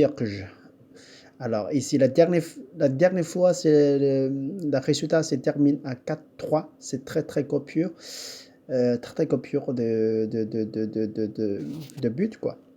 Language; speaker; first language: French; non-native, fluent; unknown